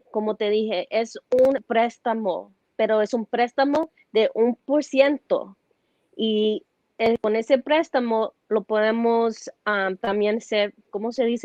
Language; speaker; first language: Spanish; early bilingual, heritage; Spanish